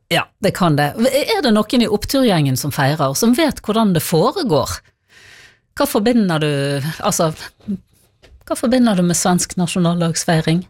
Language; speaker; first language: Norwegian; native; Norwegian